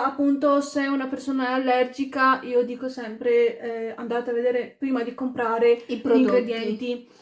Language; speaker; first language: Italian; early bilingual, other home language; Arabic